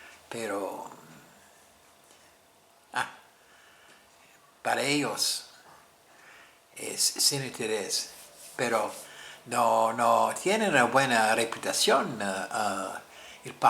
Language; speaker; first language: Spanish; non-native, fluent; English